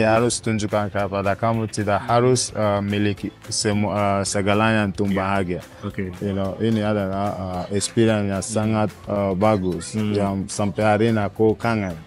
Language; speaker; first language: Indonesian; non-native, fluent; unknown